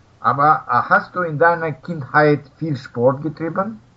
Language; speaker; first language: German; non-native, fluent; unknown